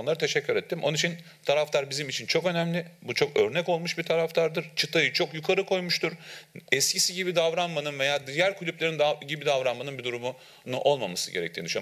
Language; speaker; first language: Turkish; native; Turkish